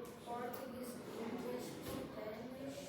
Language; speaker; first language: English; non-native, learner; Portuguese